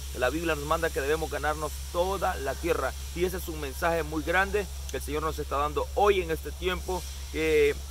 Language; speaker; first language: Spanish; native; Spanish